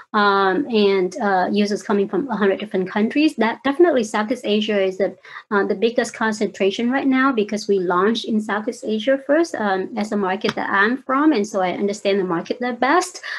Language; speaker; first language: English; non-native, fluent; Vietnamese